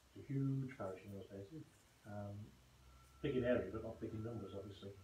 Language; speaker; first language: English; native; English